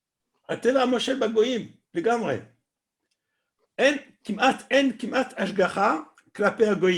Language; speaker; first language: Hebrew; non-native, fluent; French